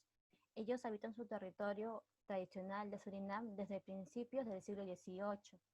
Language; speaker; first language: Spanish; native; Spanish